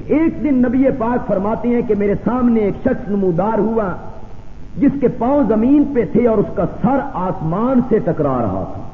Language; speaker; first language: Urdu; non-native, local second language; Punjabi